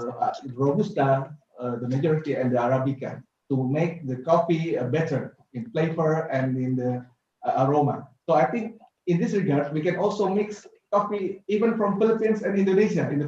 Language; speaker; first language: English; non-native, fluent; Indonesian